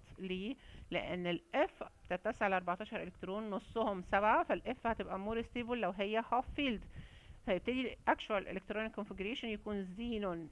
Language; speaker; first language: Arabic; native; Arabic